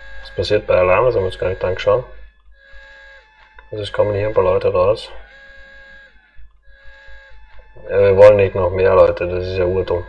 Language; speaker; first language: German; native; German